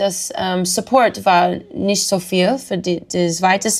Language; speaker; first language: German; non-native, learner; English